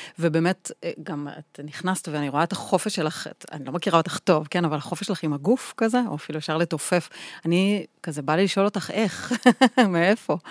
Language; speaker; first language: Hebrew; native; Hebrew